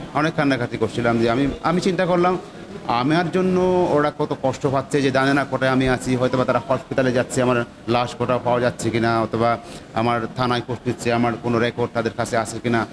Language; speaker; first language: Bangla; non-native, local second language; Chakma